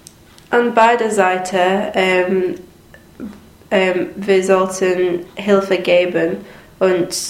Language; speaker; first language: German; non-native, learner; English